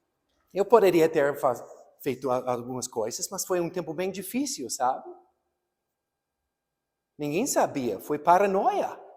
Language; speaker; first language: Portuguese; non-native, fluent; English